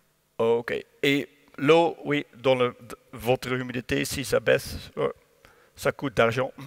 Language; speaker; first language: French; non-native, learner; Dutch